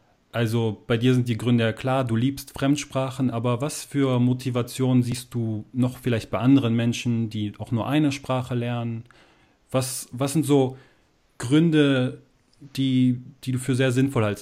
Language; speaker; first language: German; native; German